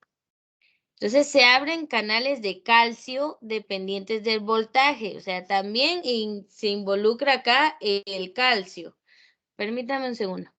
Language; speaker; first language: Spanish; native; Spanish